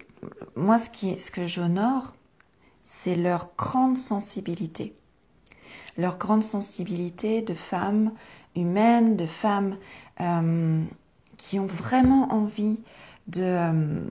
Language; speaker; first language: French; native; French